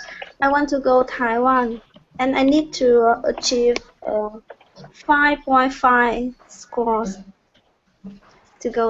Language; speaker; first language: English; non-native, learner; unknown